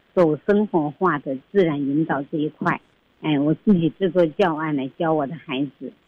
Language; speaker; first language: Chinese; native; Chinese